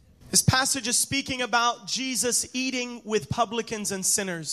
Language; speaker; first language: English; native; English